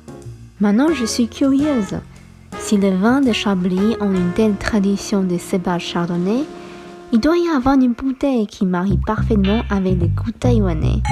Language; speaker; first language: French; non-native, fluent; Chinese